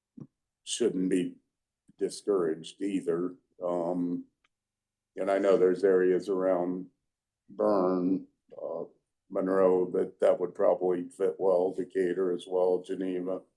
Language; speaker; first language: English; native; English